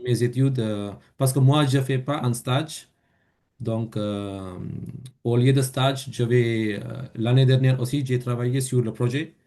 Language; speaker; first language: French; non-native, fluent; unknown